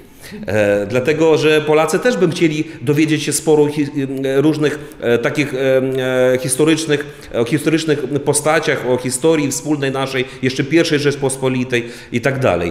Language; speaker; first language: Polish; non-native, fluent; Ukrainian